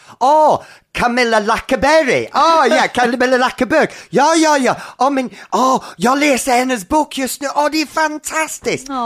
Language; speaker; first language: Swedish; non-native, fluent; English